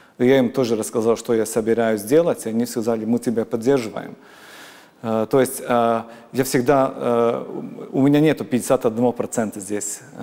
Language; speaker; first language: Russian; non-native, local second language; Latvian